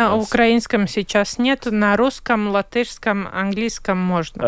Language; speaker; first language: Russian; non-native, local second language; Latvian